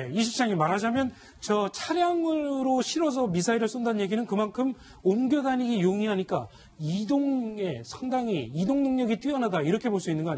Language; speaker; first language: Korean; native; Korean